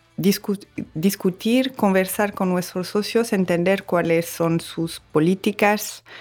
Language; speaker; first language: Spanish; non-native, fluent; French